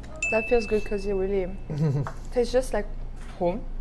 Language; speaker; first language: English; non-native, fluent; French